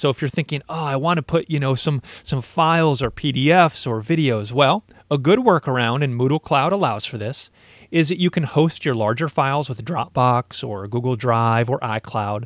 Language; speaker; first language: English; native; English